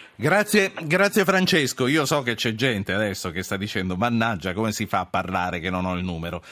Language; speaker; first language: Italian; native; Italian